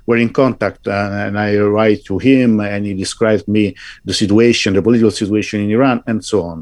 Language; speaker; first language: English; non-native, fluent; Italian